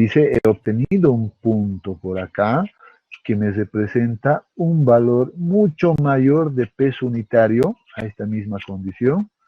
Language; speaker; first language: Spanish; native; Spanish